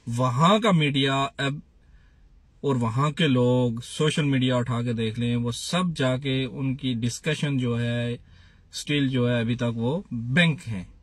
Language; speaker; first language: Urdu; non-native, local second language; Punjabi